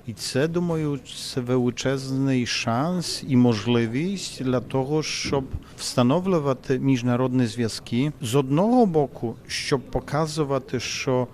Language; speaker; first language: Ukrainian; non-native, fluent; Polish